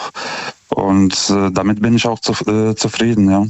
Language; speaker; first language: German; non-native, fluent; Lithuanian